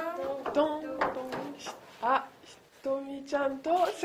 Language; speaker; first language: Japanese; non-native, learner; French